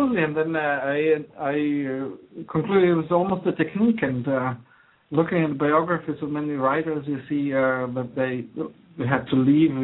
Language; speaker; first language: English; non-native, fluent; Croatian